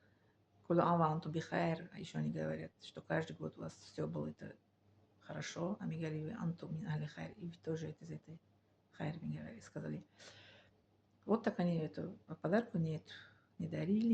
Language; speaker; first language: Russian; non-native, learner; Tajik